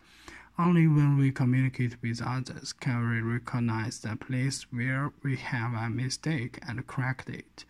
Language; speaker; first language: English; non-native, learner; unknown